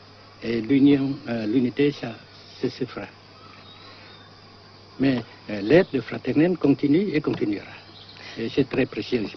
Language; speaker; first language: French; non-native, fluent; Vietnamese